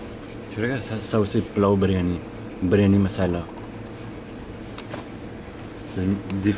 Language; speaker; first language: French; non-native, learner; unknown